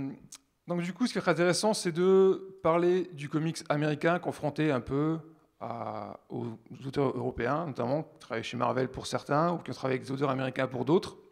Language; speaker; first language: French; native; French